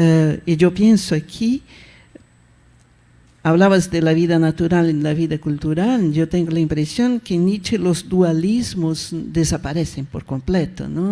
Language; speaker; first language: Spanish; non-native, fluent; Portuguese